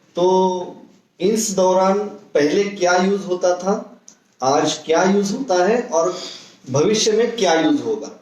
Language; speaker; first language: Hindi; non-native, local second language; Marathi